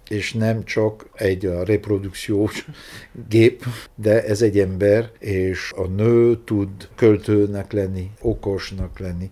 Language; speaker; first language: Hungarian; non-native, fluent; French